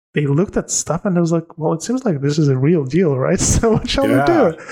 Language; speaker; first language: English; non-native, fluent; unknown